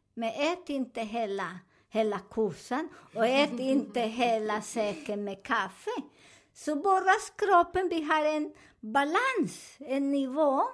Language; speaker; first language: Swedish; non-native, learner; Spanish